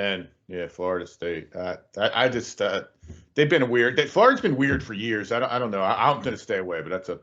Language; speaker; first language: English; native; English